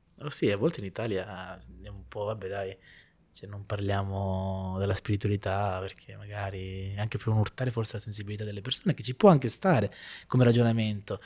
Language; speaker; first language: Italian; native; Italian